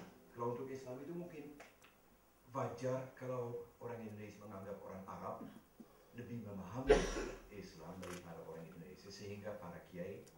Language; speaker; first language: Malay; non-native, fluent; Dutch